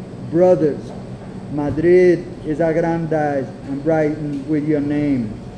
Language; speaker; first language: English; non-native, fluent; Spanish